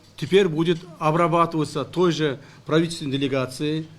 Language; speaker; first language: Russian; non-native, local second language; Kyrgyz